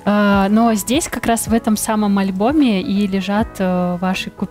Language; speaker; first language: Russian; native; Russian